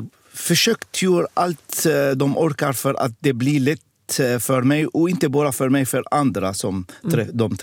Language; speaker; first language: Swedish; non-native, fluent; Arabic